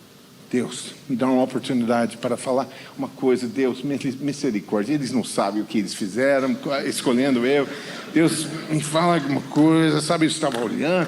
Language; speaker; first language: Portuguese; non-native, fluent; English